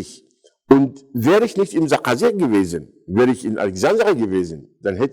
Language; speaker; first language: German; non-native, fluent; Arabic